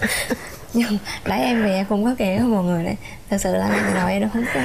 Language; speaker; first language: Vietnamese; native; Vietnamese